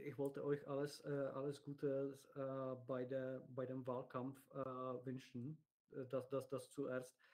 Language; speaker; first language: German; non-native, learner; Czech